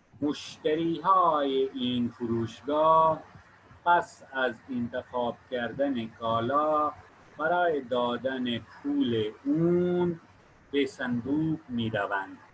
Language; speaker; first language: Persian; non-native, fluent; Urdu